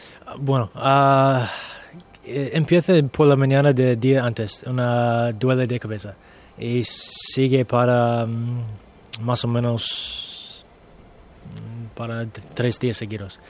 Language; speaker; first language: Spanish; non-native, learner; English